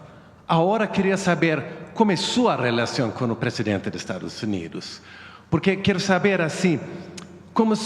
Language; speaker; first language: Spanish; non-native, learner; Swedish